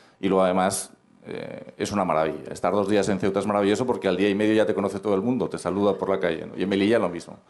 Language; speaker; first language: Spanish; native; Spanish